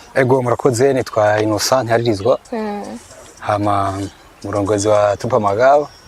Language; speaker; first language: Rundi; native; Rundi